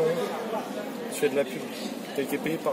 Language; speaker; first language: French; native; French